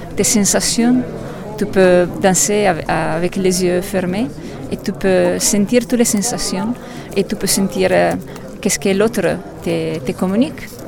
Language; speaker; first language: French; non-native, fluent; Italian